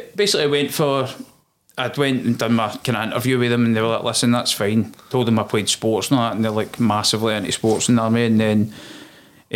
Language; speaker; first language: English; native; English